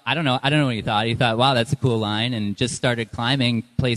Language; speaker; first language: English; native; English